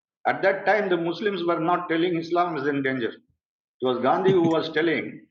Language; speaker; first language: English; non-native, local second language; Tamil